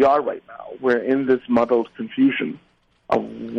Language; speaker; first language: English; non-native, local second language; Urdu